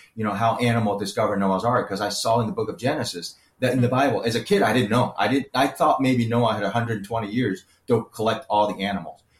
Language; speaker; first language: English; early bilingual, other home language; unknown